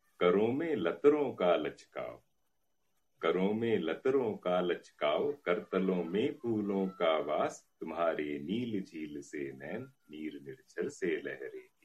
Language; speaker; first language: Hindi; native; Hindi